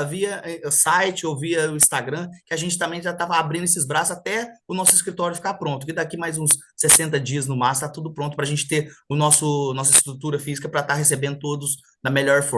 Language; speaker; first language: Portuguese; native; Portuguese